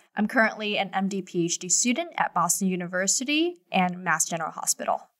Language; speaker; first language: English; non-native, fluent; Chinese